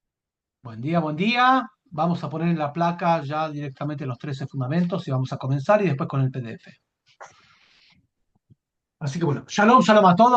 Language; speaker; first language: Spanish; native; Spanish